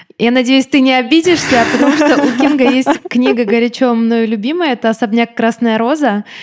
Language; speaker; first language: Russian; native; Russian